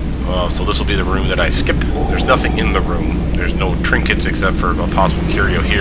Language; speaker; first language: English; native; English